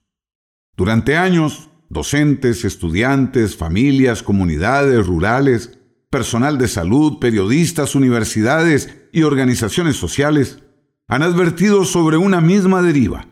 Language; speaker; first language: Spanish; native; Spanish